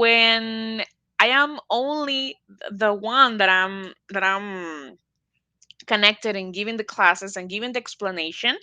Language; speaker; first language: English; non-native, fluent; Spanish